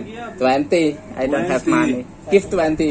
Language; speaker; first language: English; non-native, learner; Indonesian